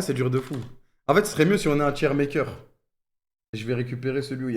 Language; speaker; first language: French; native; French